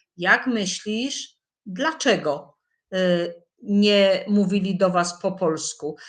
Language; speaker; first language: Polish; native; Polish